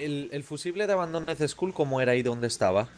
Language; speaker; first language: Spanish; native; Spanish